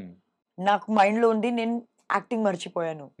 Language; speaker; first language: Telugu; non-native, learner; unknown